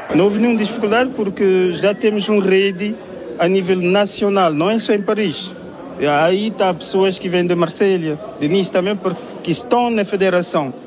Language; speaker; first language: Portuguese; non-native, fluent; Kabuverdianu